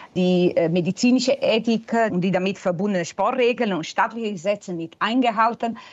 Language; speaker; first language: German; non-native, fluent; Italian